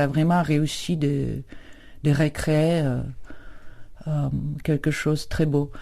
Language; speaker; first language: French; non-native, fluent; Czech